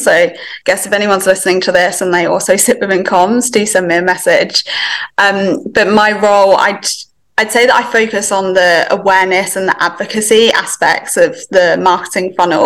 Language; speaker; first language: English; native; English